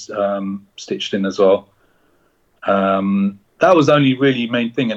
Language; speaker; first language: English; native; English